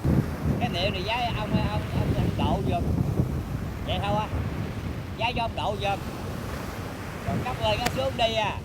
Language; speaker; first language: Vietnamese; native; Vietnamese